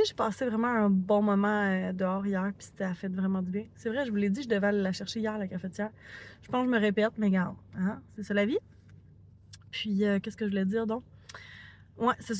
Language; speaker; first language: French; native; French